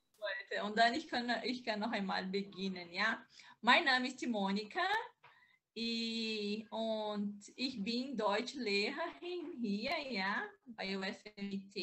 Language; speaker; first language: German; non-native, learner; Portuguese